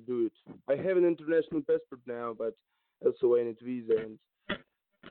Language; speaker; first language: English; non-native, learner; Russian